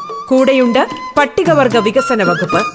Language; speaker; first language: Malayalam; native; Malayalam